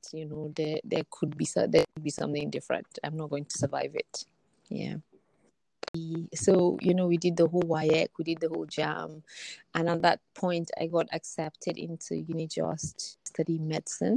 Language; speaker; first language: English; non-native, local second language; Hausa